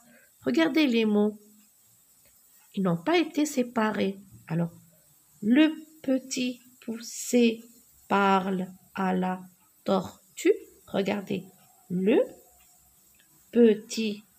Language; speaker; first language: French; non-native, local second language; Arabic